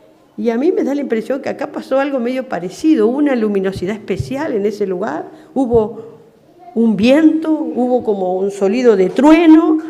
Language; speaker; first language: Spanish; native; Spanish